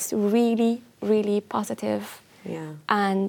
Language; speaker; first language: English; non-native, fluent; Arabic